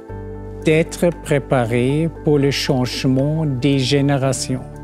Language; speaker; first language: French; non-native, fluent; German